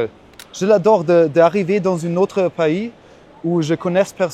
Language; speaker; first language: French; non-native, learner; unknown